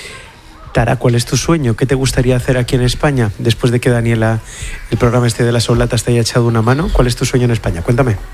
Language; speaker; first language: Spanish; native; Spanish